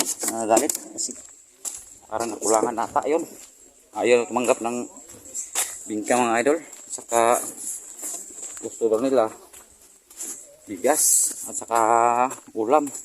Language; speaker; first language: Filipino; non-native, local second language; Cebuano